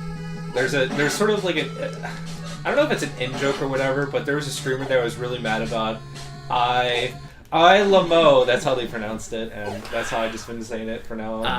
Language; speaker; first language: English; native; English